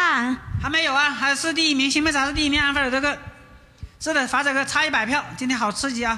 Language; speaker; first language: Chinese; native; Chinese